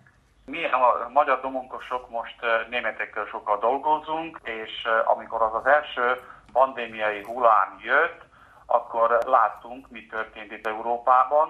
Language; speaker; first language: Hungarian; early bilingual, heritage; Hungarian